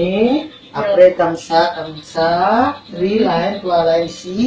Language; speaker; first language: French; non-native, learner; Indonesian